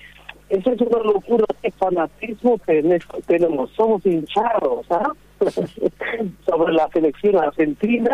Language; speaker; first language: Spanish; non-native, learner; Bangla